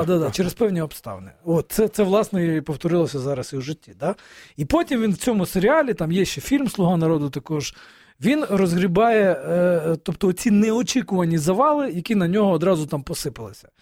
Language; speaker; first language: Ukrainian; native; Ukrainian